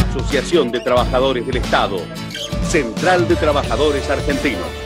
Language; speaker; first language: Spanish; non-native, local second language; Quechua